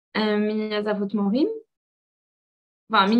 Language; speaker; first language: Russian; non-native, learner; French